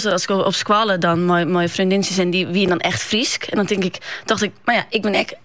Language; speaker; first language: Dutch; non-native, local second language; Western Frisian